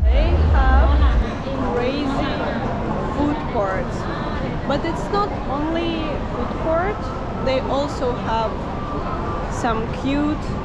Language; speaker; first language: English; non-native, fluent; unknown